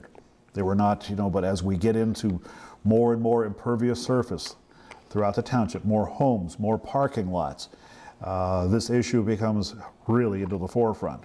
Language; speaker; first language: English; native; English